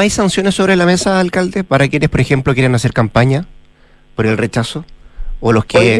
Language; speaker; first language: Spanish; native; Spanish